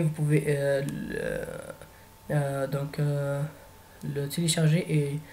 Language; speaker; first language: French; non-native, fluent; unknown